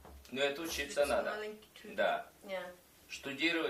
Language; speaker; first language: Russian; non-native, local second language; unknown